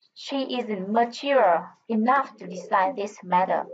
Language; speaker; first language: English; non-native, fluent; Vietnamese